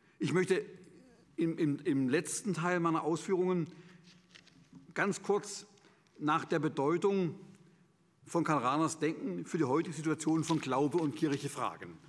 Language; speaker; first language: German; native; German